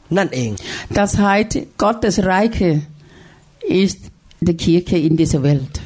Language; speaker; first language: German; non-native, learner; Thai